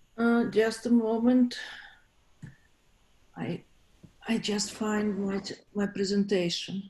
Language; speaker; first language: English; non-native, learner; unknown